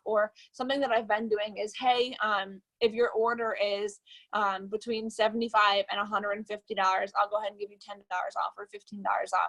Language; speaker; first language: English; native; English